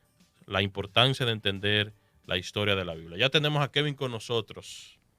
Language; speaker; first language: Spanish; native; Spanish